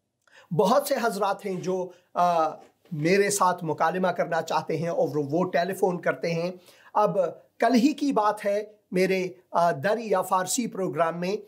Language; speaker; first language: Hindi; non-native, fluent; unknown